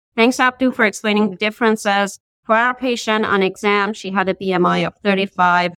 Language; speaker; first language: English; non-native, fluent; Persian